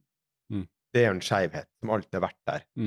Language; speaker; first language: Norwegian; native; Norwegian